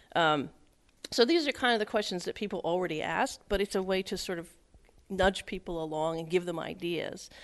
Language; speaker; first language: English; native; English